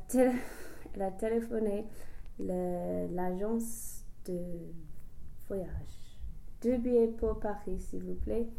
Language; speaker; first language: French; non-native, learner; English